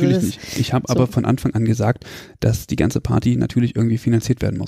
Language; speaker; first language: German; native; German